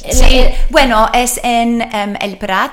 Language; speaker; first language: Spanish; non-native, learner; English